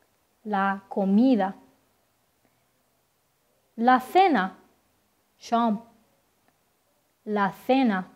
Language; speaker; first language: Spanish; non-native, fluent; Persian